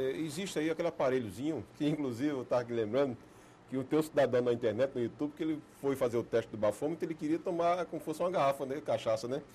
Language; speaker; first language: Portuguese; native; Portuguese